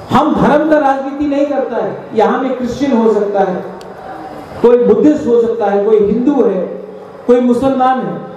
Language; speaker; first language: Hindi; non-native, local second language; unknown